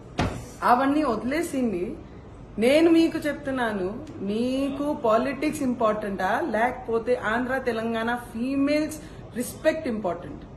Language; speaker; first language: Telugu; non-native, fluent; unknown